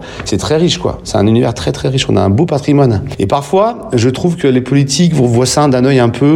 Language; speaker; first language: French; native; French